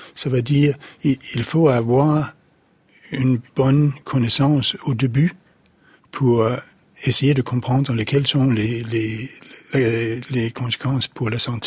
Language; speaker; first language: French; non-native, fluent; Danish